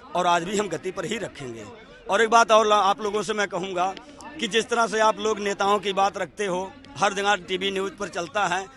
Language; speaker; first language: Hindi; native; Hindi